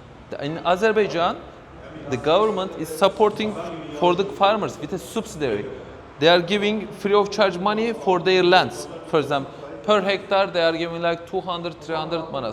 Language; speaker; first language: English; non-native, fluent; Turkish